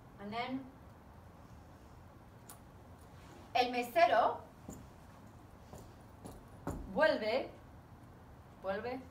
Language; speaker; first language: Spanish; non-native, fluent; English